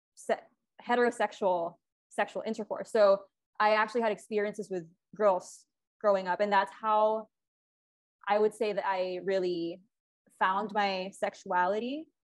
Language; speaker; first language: English; non-native, local second language; Filipino